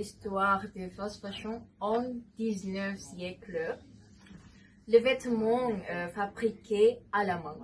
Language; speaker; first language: French; non-native, learner; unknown